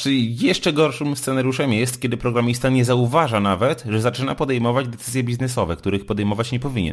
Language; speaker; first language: Polish; native; Polish